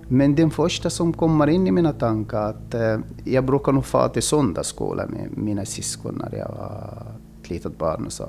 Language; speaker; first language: Swedish; non-native, fluent; Arabic